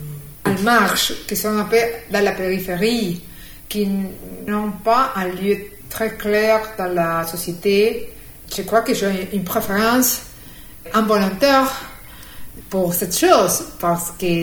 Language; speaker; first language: French; non-native, fluent; Spanish